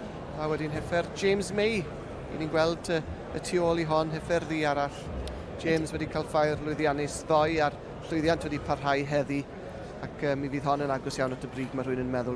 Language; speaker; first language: Welsh; native; Welsh